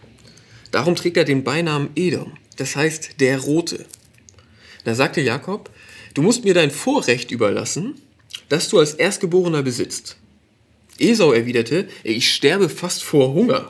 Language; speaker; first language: German; native; German